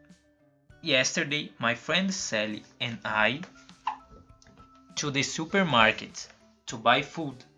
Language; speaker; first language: English; non-native, learner; Portuguese